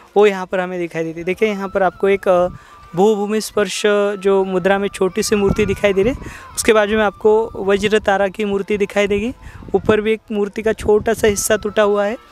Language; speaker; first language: Hindi; non-native, local second language; Marathi